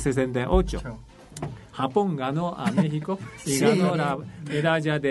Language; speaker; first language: Spanish; non-native, fluent; Japanese